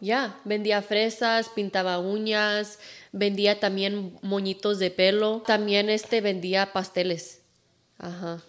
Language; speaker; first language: Spanish; early bilingual, other home language; English